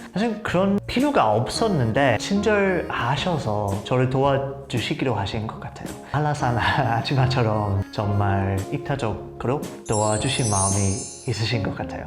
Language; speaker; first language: Korean; non-native, fluent; English